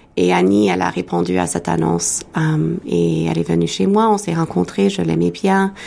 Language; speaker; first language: French; native; French